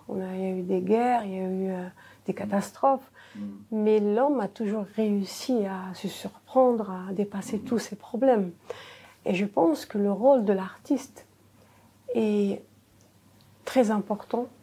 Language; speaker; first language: French; non-native, local second language; Arabic